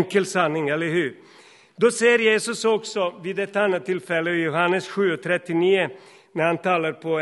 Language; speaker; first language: Swedish; non-native, fluent; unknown